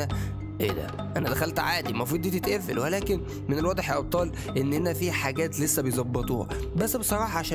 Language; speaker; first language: Arabic; native; Arabic